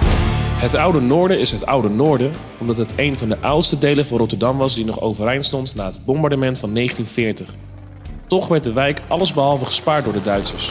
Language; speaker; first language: Dutch; native; Dutch